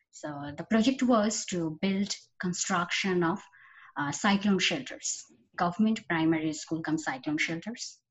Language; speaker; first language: English; non-native, local second language; Bangla